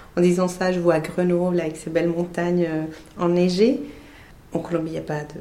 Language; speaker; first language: French; non-native, fluent; Spanish